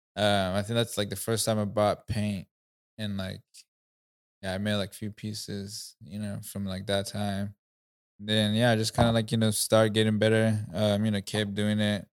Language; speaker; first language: English; non-native, local second language; Kinyarwanda